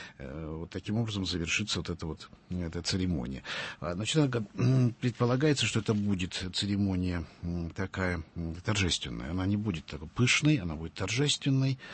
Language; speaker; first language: Russian; early bilingual, heritage; Russian